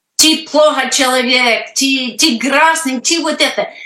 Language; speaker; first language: Russian; non-native, learner; English